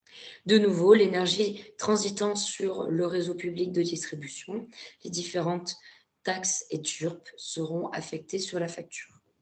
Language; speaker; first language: French; native; French